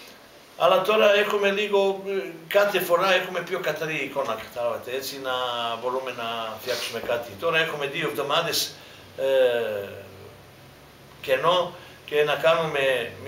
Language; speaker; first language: Greek; non-native, fluent; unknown